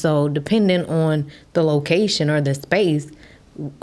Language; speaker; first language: English; native; English